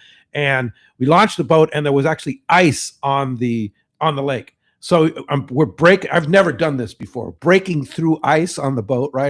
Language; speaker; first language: English; native; English